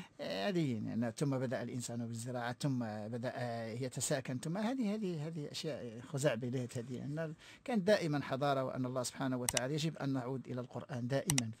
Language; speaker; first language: Arabic; native; Arabic